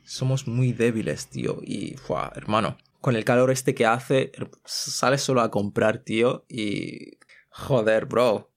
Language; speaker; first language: Spanish; early bilingual, other home language; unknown